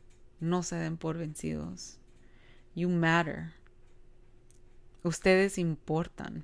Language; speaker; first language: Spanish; early bilingual, heritage; Spanish